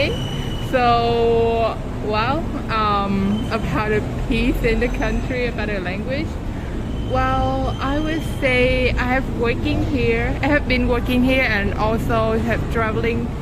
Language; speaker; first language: English; non-native, fluent; Vietnamese